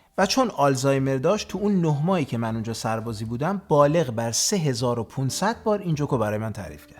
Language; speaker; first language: Persian; early bilingual, heritage; Persian